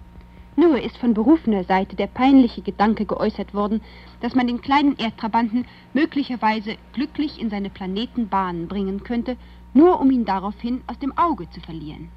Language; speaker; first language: German; native; German